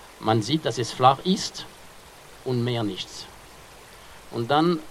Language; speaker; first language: German; non-native, fluent; French